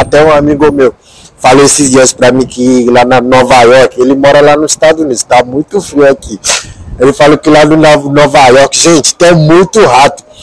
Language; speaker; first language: Portuguese; non-native, learner; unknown